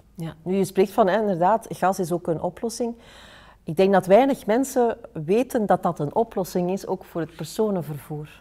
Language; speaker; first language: Dutch; native; Dutch